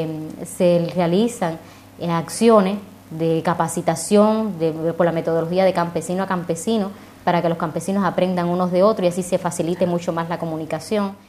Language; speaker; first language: Spanish; native; Spanish